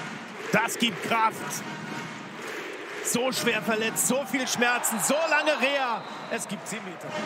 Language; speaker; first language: German; native; German